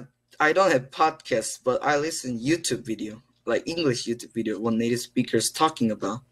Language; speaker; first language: English; non-native, learner; Korean